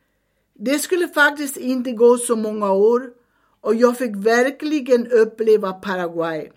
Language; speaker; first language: Swedish; early bilingual, heritage; Swedish